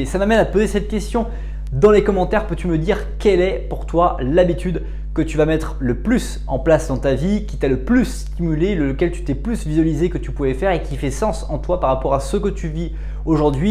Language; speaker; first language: French; native; French